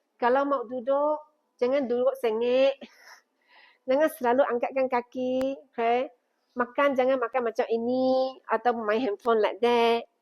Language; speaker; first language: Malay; non-native, local second language; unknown